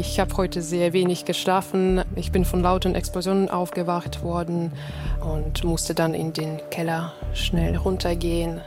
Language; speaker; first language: German; non-native, fluent; Ukrainian